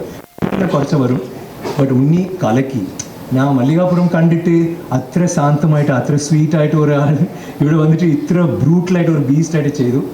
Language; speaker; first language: Malayalam; non-native, local second language; Tamil